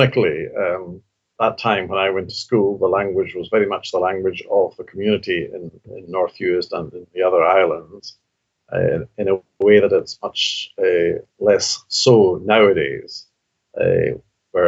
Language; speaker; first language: English; non-native, local second language; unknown